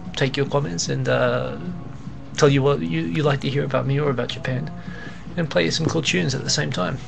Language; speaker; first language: English; native; English